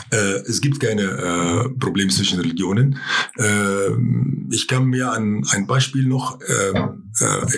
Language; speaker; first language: German; non-native, fluent; Arabic